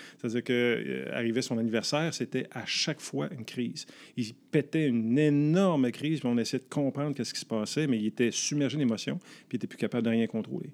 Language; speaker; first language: French; native; French